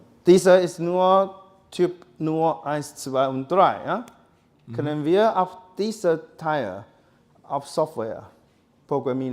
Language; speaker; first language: German; non-native, learner; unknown